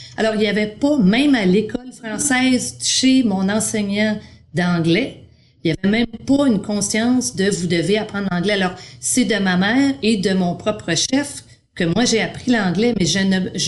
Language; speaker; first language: French; native; French